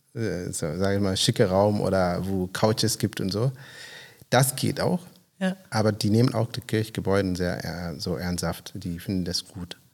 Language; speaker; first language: German; non-native, fluent; Swahili